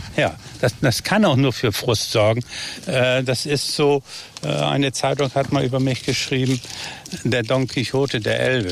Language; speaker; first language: German; native; German